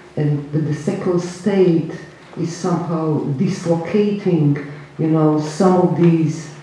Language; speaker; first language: English; non-native, fluent; Croatian